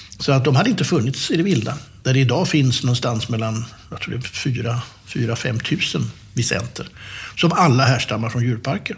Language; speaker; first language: Swedish; native; Swedish